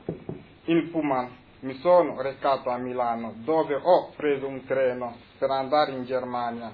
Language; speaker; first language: Italian; non-native, fluent; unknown